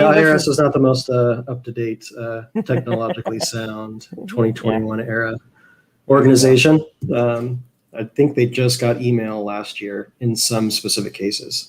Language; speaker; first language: English; native; English